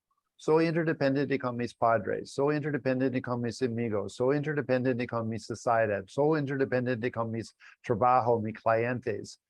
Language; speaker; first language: Spanish; non-native, learner; English